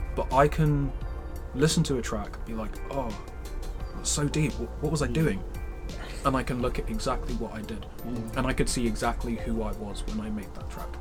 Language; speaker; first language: English; native; English